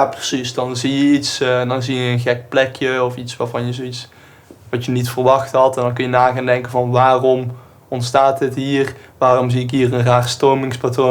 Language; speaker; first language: Dutch; native; Dutch